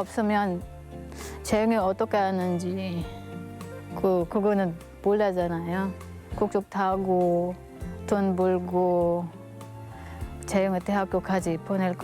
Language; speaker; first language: Korean; non-native, learner; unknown